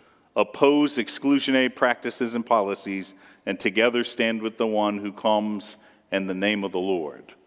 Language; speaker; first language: English; native; English